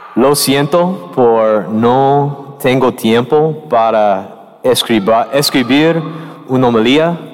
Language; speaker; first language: Spanish; non-native, learner; English